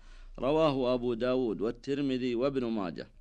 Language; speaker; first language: Arabic; native; Arabic